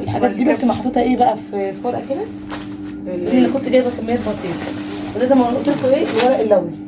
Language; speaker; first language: Arabic; native; Arabic